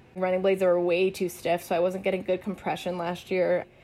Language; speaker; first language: English; native; English